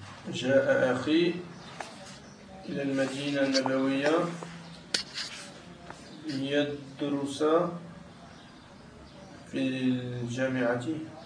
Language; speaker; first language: Arabic; non-native, learner; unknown